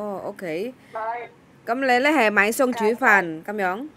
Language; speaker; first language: Cantonese; non-native, fluent; Javanese